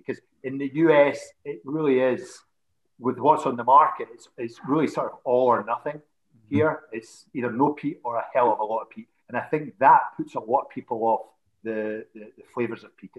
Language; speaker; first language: English; native; English